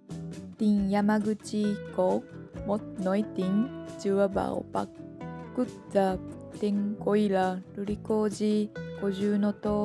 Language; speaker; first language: Vietnamese; non-native, learner; Japanese